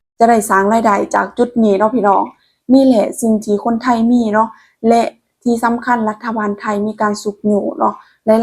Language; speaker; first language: Thai; non-native, local second language; Lao